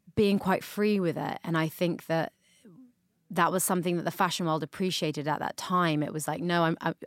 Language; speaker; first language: English; native; English